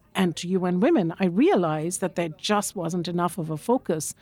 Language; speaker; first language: English; non-native, local second language; Bangla